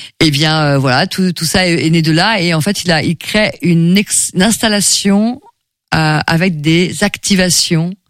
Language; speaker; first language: French; native; French